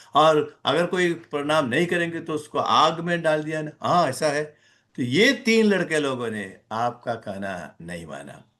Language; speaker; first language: Hindi; non-native, local second language; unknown